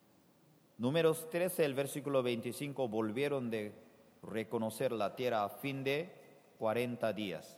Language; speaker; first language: Spanish; non-native, fluent; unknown